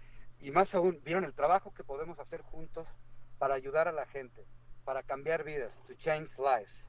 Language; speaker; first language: Spanish; native; Spanish